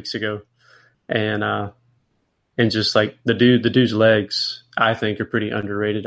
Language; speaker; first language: English; native; English